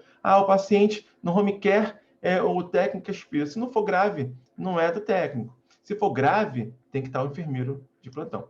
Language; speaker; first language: Portuguese; native; Portuguese